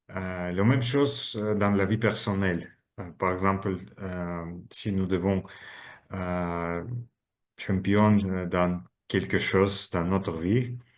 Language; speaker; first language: French; non-native, learner; Russian